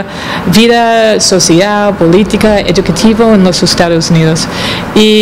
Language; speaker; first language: Spanish; non-native, fluent; English